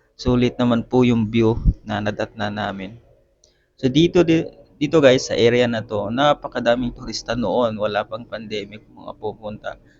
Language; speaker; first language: Filipino; non-native, local second language; Iloko